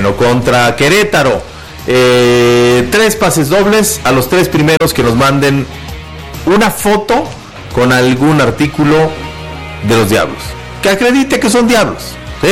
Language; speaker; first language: Spanish; native; Spanish